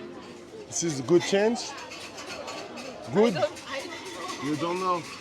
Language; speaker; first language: English; non-native, learner; French